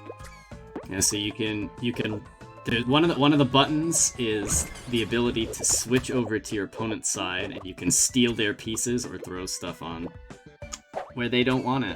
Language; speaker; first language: English; native; English